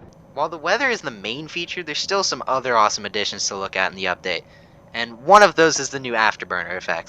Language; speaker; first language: English; native; English